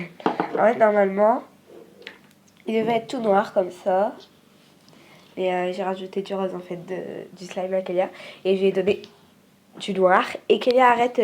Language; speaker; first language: French; native; French